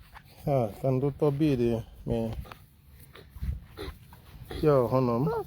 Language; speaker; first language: Swedish; non-native, fluent; Igbo